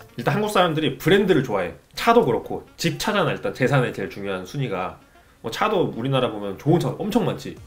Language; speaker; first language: Korean; native; Korean